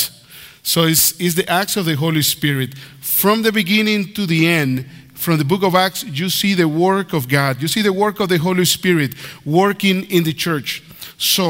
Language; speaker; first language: English; non-native, fluent; Spanish